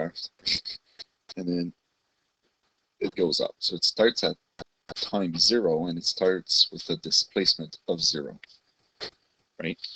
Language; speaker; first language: English; native; English